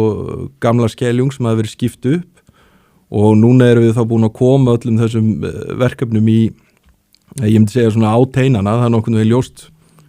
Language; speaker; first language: Icelandic; native; Icelandic